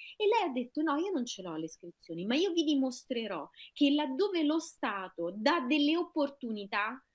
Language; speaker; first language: Italian; native; Italian